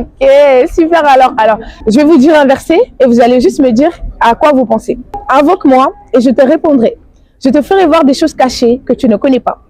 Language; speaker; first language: French; native; French